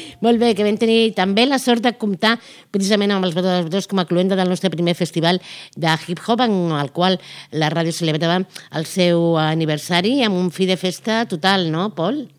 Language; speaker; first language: Catalan; native; Catalan